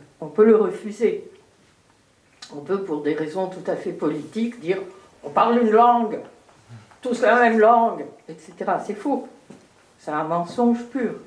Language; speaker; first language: French; early bilingual, heritage; French